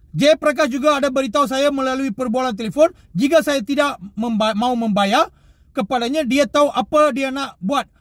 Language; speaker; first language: Malay; non-native, local second language; Tamil